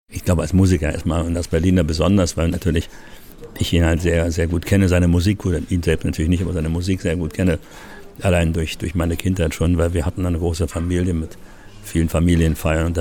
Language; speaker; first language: German; native; German